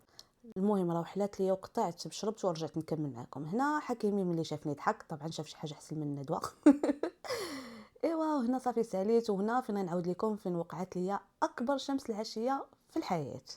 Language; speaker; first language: Arabic; native; Arabic